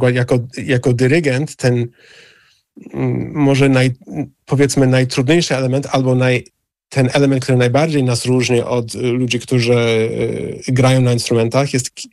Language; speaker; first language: Polish; non-native, fluent; English